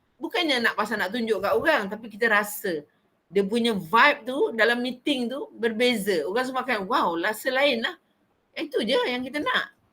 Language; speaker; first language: Malay; native; Malay